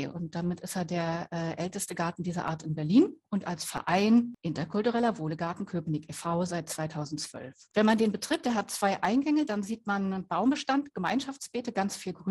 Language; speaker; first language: German; native; German